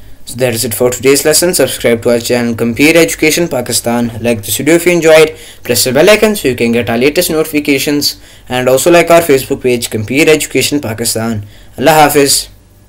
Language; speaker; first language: English; non-native, local second language; Urdu